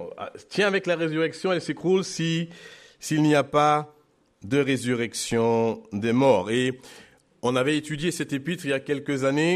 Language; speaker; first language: French; native; French